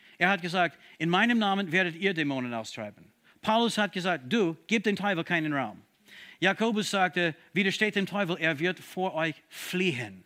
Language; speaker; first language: German; non-native, fluent; English